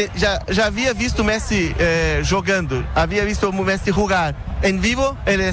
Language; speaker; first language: Spanish; non-native, fluent; Portuguese